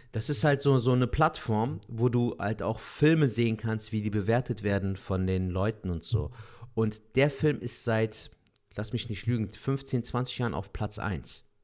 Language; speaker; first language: German; early bilingual, other home language; Turkish